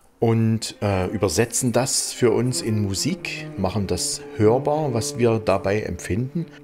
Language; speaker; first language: German; native; German